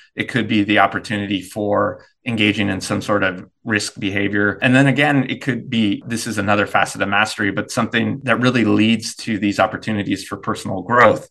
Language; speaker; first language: English; native; English